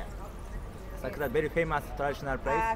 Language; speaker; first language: English; non-native, learner; Japanese